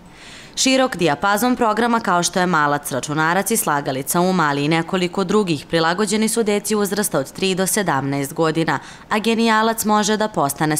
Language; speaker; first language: Serbian; native; Serbian